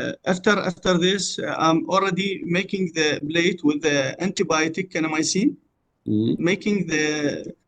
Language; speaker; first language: English; non-native, learner; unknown